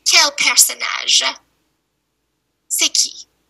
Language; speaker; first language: French; non-native, fluent; English